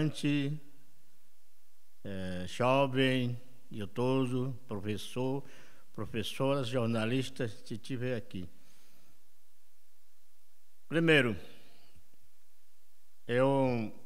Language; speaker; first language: Portuguese; non-native, local second language; Yanomámi